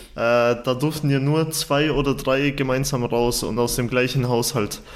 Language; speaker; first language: German; early bilingual, other home language; Turkish